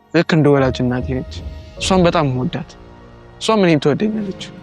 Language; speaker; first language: Amharic; native; Amharic